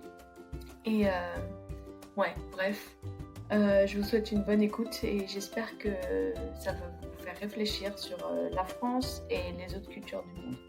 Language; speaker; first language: French; native; French